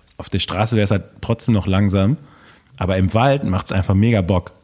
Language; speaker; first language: German; native; German